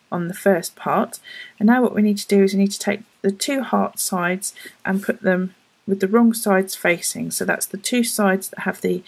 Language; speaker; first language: English; native; English